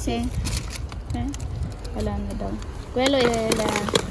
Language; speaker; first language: Italian; non-native, learner; Filipino